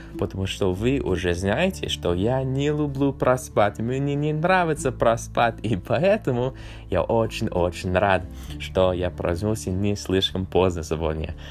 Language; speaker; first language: Russian; non-native, learner; English